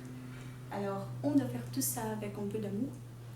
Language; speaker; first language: French; non-native, fluent; Portuguese